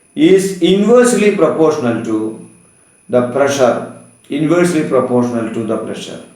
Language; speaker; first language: English; non-native, local second language; Malayalam